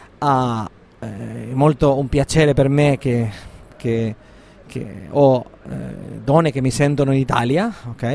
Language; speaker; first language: Italian; non-native, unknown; Spanish